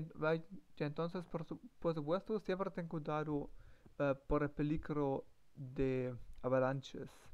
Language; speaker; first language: Spanish; non-native, learner; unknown